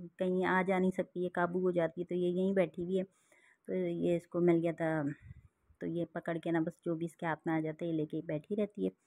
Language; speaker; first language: Urdu; native; Urdu